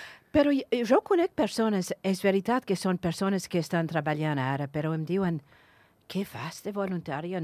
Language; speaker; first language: Catalan; non-native, fluent; English